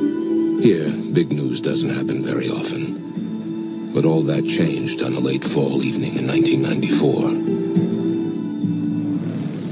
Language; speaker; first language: English; native; English